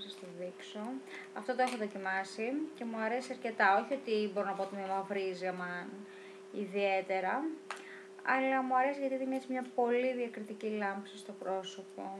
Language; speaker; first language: Greek; native; Greek